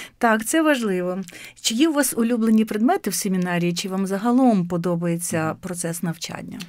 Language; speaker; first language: Ukrainian; native; Ukrainian